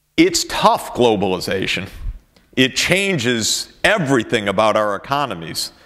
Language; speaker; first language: English; native; English